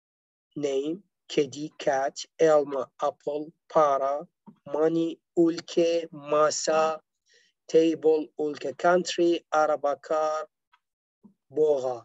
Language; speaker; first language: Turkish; non-native, fluent; Arabic